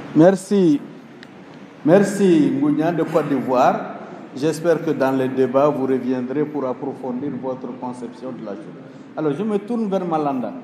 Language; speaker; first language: French; non-native, local second language; Wolof